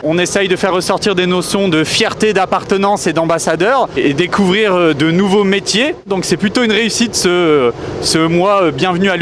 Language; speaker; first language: French; native; French